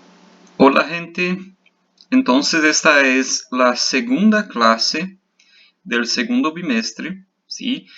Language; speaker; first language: Spanish; non-native, fluent; Portuguese